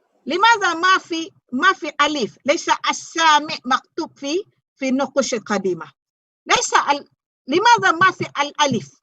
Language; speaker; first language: Arabic; non-native, fluent; Malay